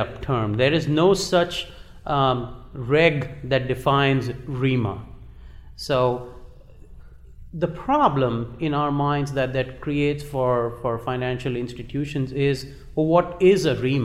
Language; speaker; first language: English; non-native, local second language; Hindi